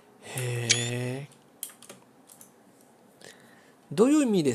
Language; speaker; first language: Japanese; non-native, learner; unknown